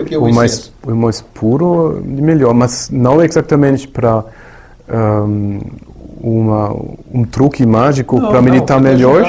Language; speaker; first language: Portuguese; non-native, learner; German